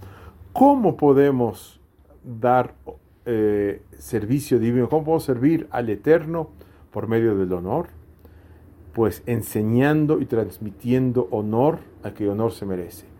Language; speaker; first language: Spanish; native; Spanish